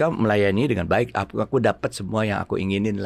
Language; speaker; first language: Indonesian; native; Indonesian